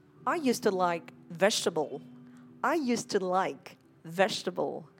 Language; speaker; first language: English; non-native, fluent; Vietnamese